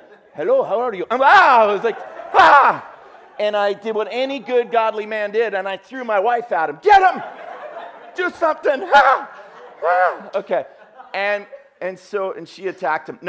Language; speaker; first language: English; native; English